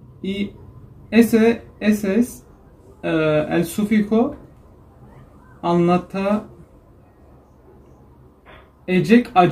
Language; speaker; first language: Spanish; non-native, learner; Turkish